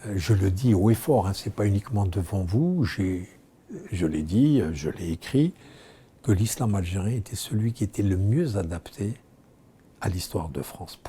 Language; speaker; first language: French; non-native, local second language; Arabic